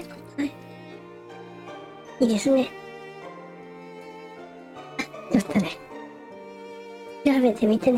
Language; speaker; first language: Japanese; native; Japanese